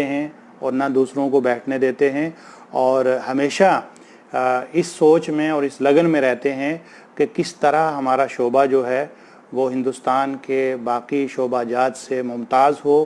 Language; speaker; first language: Urdu; native; Urdu